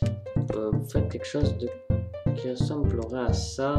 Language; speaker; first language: French; native; French